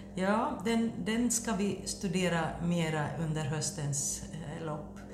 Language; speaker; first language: Swedish; native; Swedish